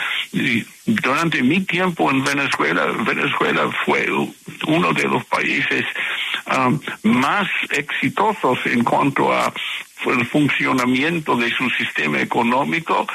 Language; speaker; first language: Spanish; non-native, fluent; English